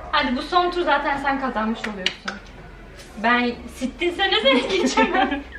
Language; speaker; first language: Turkish; early bilingual, heritage; Turkish